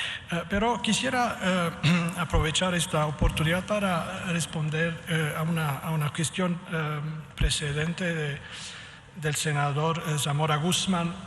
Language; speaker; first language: Spanish; non-native, fluent; Romanian